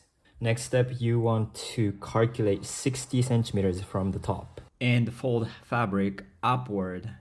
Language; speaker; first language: English; non-native, fluent; Japanese